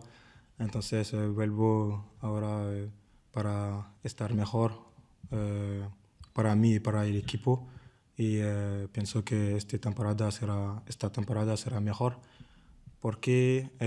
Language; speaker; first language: Spanish; non-native, learner; French